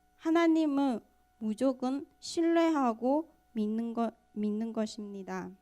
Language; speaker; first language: Korean; non-native, fluent; Burmese